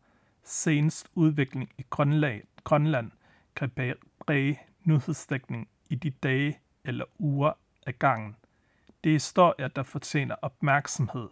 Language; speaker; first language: Danish; native; Danish